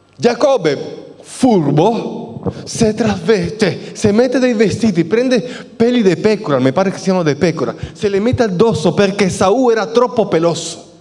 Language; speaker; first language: Italian; non-native, fluent; Spanish